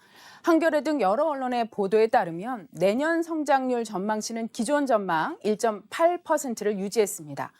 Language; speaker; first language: Korean; native; Korean